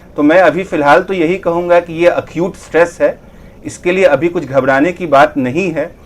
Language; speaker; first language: Hindi; native; Hindi